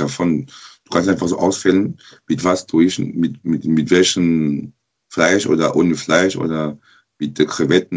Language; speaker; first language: German; non-native, learner; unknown